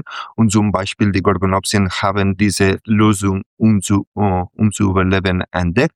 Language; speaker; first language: German; non-native, fluent; Catalan